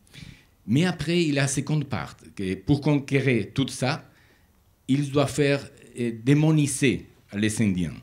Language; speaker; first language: French; non-native, learner; Spanish